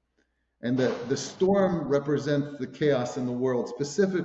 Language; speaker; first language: English; native; English